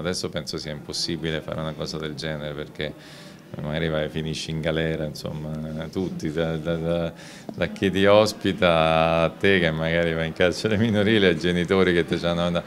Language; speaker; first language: Italian; native; Italian